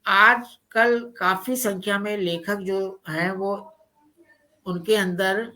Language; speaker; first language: Hindi; non-native, local second language; Punjabi